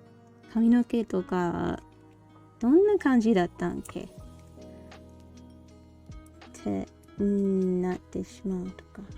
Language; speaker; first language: Japanese; non-native, learner; English